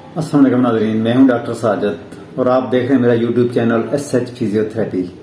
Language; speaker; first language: Urdu; non-native, local second language; Punjabi